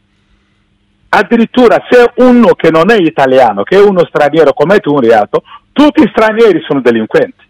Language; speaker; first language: Italian; non-native, fluent; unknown